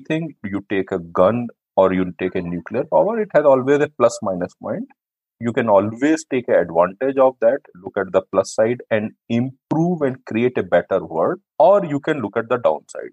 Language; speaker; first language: English; non-native, local second language; Hindi